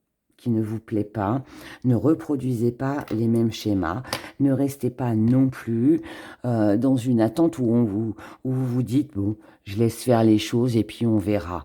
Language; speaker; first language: French; native; French